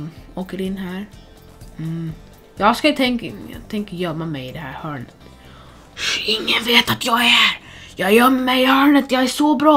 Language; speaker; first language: Swedish; non-native, fluent; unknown